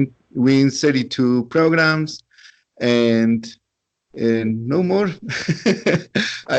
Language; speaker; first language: English; non-native, learner; Spanish